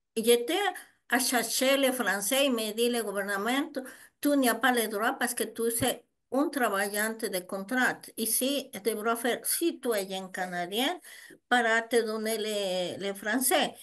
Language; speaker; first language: French; non-native, learner; Spanish